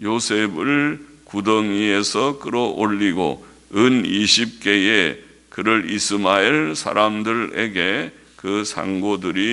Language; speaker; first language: Korean; native; Korean